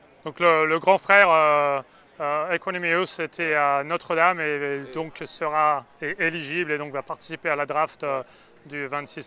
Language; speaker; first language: French; native; French